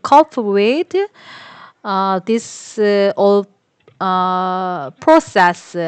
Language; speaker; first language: English; non-native, learner; Korean